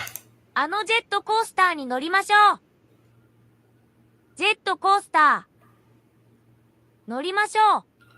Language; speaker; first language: Japanese; non-native, learner; English